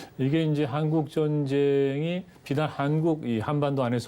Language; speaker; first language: Korean; native; Korean